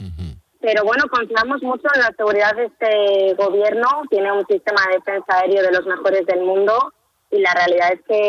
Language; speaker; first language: Spanish; native; Spanish